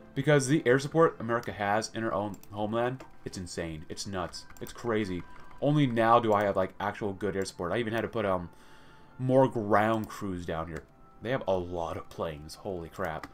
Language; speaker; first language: English; native; English